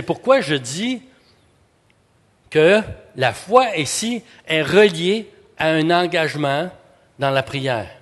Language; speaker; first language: French; native; French